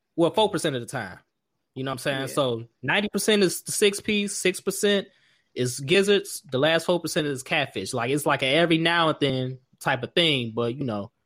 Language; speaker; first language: English; native; English